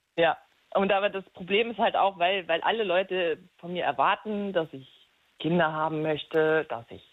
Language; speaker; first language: German; native; German